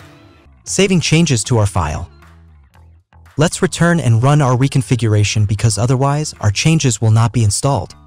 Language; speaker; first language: English; non-native, fluent; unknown